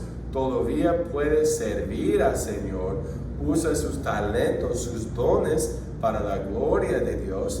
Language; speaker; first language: Spanish; non-native, fluent; English